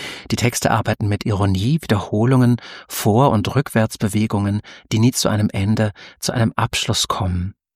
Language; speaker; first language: German; native; German